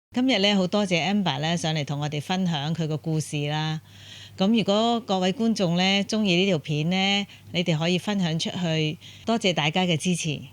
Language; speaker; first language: Cantonese; native; Cantonese